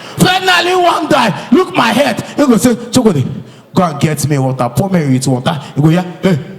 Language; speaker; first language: Nigerian Pidgin; native; Nigerian Pidgin